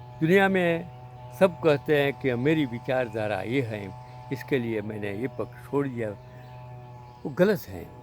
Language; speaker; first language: Hindi; non-native, local second language; Gujarati